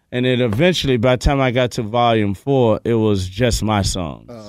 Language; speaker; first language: English; native; English